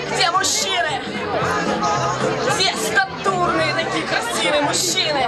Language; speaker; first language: Russian; native; Russian